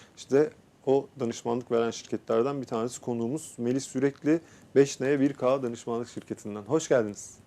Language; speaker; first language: Turkish; native; Turkish